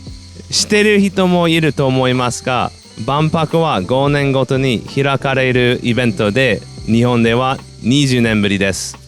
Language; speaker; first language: Japanese; non-native, fluent; English